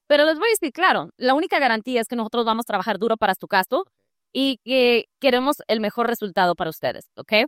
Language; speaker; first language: Spanish; early bilingual, heritage; Spanish